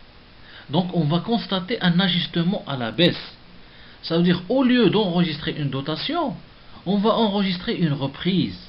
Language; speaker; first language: French; non-native, local second language; Arabic